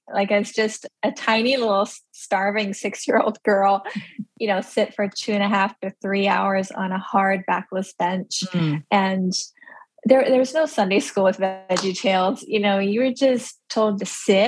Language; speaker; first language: English; early bilingual, other home language; Pennsylvania German